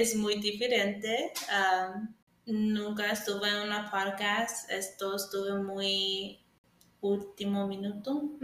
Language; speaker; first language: Spanish; early bilingual, heritage; English